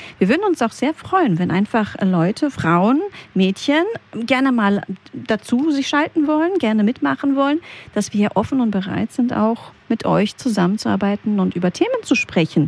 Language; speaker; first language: German; native; German